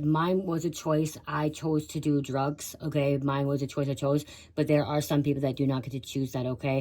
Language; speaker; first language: English; native; English